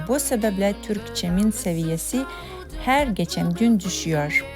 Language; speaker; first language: Turkish; non-native, fluent; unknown